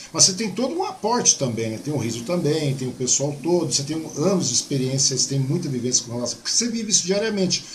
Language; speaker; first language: Portuguese; native; Portuguese